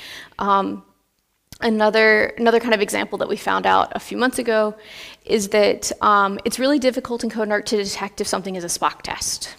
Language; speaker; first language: English; native; English